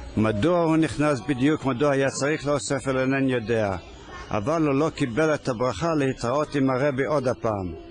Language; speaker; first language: Hebrew; early bilingual, other home language; Yiddish